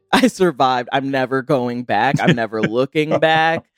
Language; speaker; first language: English; native; English